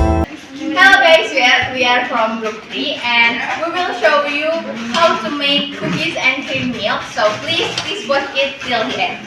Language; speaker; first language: English; non-native, learner; Indonesian